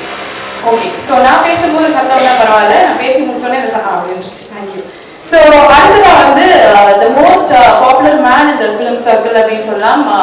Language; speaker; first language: Tamil; native; Tamil